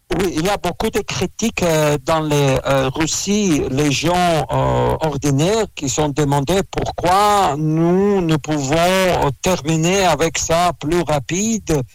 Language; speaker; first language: French; non-native, learner; Russian